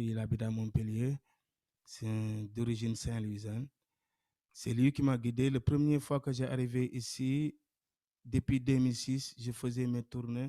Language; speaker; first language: French; non-native, local second language; Wolof